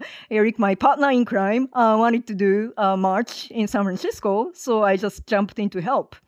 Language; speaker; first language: English; non-native, fluent; Japanese